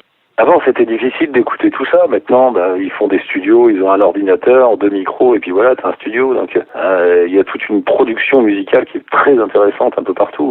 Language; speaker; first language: French; native; French